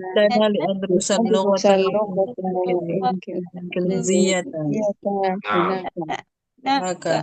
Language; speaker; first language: Arabic; non-native, learner; Indonesian